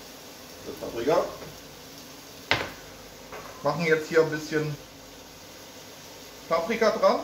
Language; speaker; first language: German; native; German